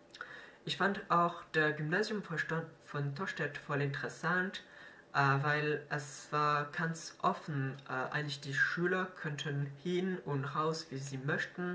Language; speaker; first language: German; non-native, fluent; French